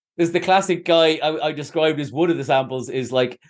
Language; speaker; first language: English; native; English